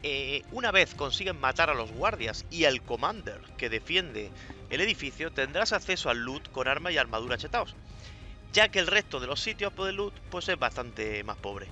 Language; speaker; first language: Spanish; native; Spanish